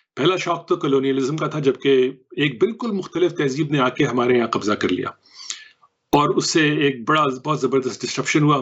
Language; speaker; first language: Urdu; native; Urdu